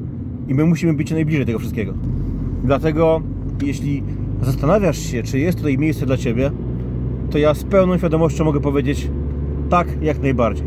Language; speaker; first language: Polish; native; Polish